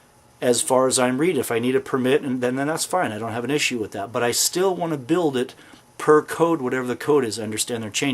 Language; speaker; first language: English; native; English